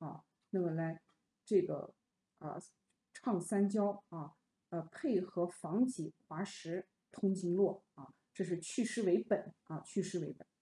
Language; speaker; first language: Chinese; native; Chinese